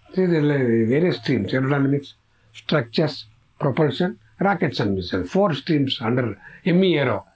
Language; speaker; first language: English; non-native, local second language; Kannada